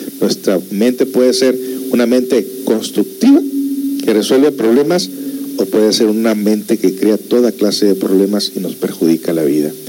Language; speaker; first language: Spanish; early bilingual, heritage; Spanish